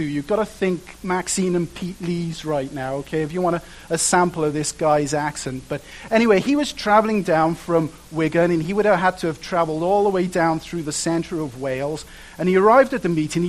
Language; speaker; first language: English; native; English